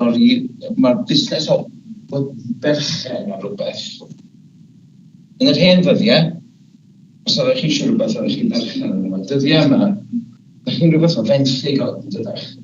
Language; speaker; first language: Welsh; native; Welsh